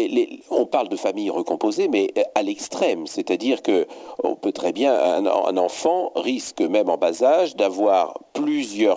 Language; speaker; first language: French; native; French